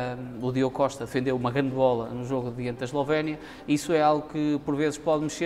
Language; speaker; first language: Portuguese; native; Portuguese